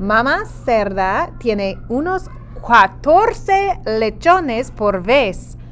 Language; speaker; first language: Spanish; non-native, fluent; English